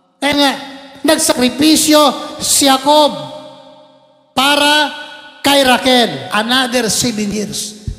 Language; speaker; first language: Filipino; non-native, local second language; Cebuano